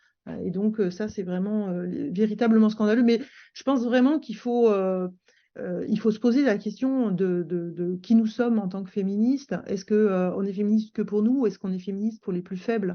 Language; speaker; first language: French; native; French